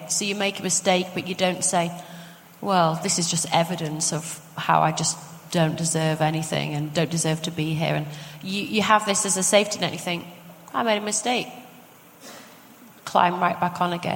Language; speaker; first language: English; native; English